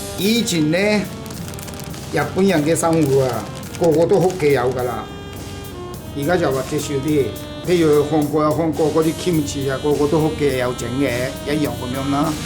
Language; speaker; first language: Cantonese; non-native, fluent; Japanese